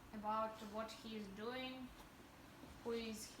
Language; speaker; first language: English; non-native, learner; Ukrainian